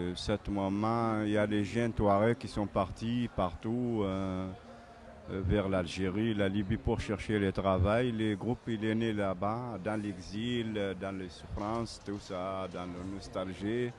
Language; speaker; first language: French; non-native, local second language; Tamasheq